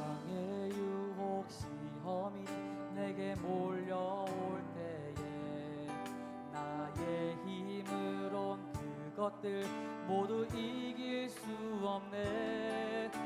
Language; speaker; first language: Korean; native; Korean